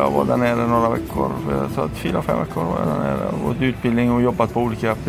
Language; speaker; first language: Swedish; non-native, fluent; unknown